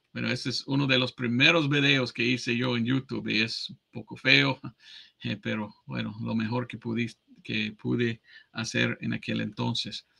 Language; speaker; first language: Spanish; non-native, fluent; English